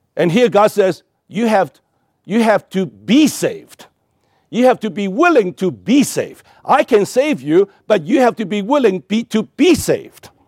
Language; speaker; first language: English; non-native, local second language; Cantonese